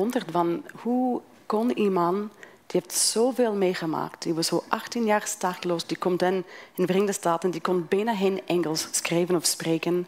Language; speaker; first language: Dutch; non-native, fluent; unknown